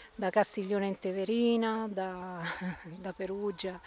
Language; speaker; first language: Italian; native; Italian